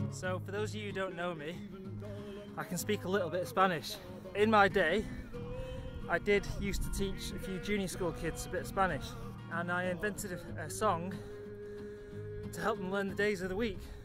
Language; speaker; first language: English; native; English